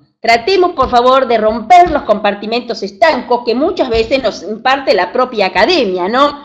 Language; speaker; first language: Spanish; native; Spanish